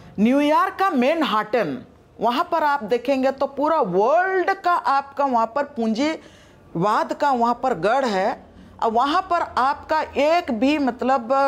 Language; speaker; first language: Hindi; non-native, local second language; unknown